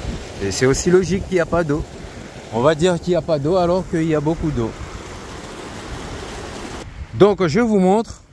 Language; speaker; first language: French; non-native, local second language; Comorian